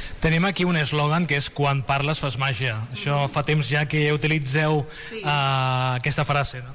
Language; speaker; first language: Catalan; native; Catalan